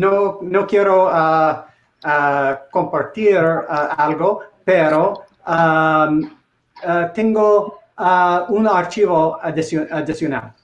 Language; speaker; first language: Spanish; non-native, learner; English